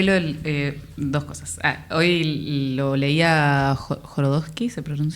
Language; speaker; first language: Spanish; native; Spanish